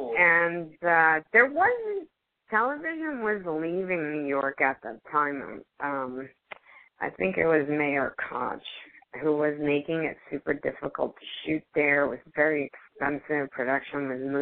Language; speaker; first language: English; early bilingual, other home language; Spanish